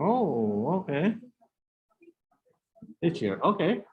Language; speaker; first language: English; non-native, learner; Indonesian